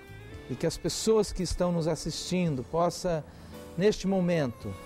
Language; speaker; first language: Portuguese; native; Portuguese